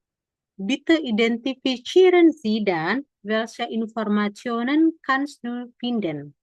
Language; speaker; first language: German; non-native, fluent; Indonesian